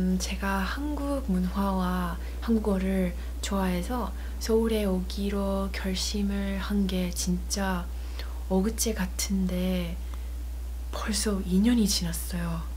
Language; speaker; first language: Korean; non-native, learner; English